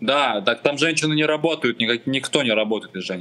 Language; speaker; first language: Russian; non-native, local second language; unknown